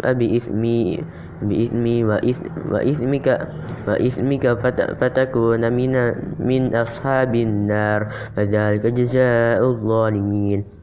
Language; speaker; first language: Arabic; non-native, learner; Indonesian